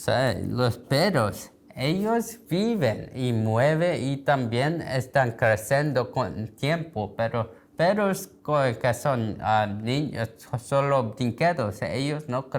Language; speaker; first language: Spanish; non-native, learner; Korean